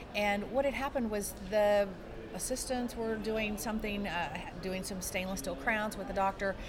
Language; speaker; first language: English; native; English